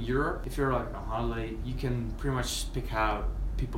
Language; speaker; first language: English; non-native, fluent; Dutch